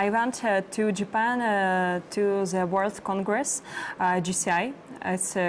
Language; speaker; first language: English; non-native, learner; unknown